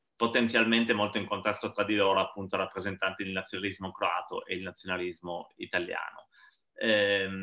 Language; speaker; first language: Italian; native; Italian